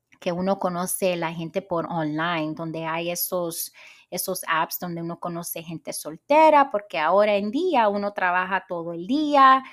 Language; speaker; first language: Spanish; early bilingual, heritage; Spanish